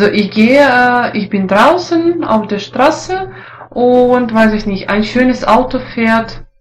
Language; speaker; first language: German; non-native, learner; Russian